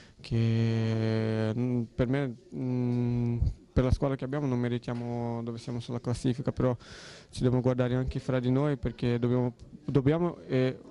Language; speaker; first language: Italian; non-native, fluent; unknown